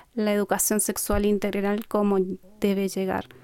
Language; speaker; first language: Spanish; non-native, local second language; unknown